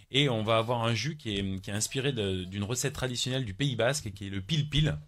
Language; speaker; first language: French; native; French